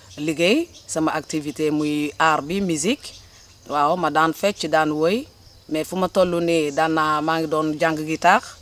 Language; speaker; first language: Wolof; non-native, local second language; Jola-Fonyi